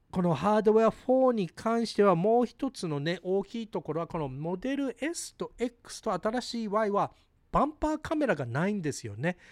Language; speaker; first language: Japanese; early bilingual, heritage; Japanese